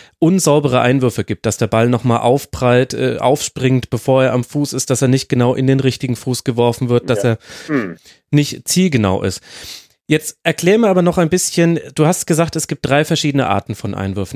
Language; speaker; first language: German; native; German